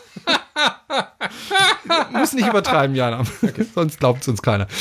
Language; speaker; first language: German; non-native, fluent; French